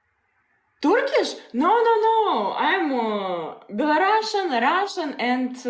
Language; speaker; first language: English; non-native, learner; Russian